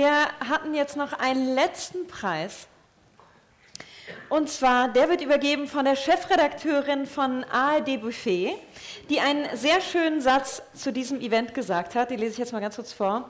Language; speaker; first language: German; native; German